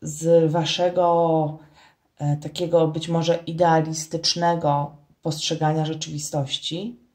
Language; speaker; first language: Polish; native; Polish